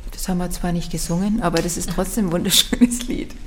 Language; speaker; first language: German; native; German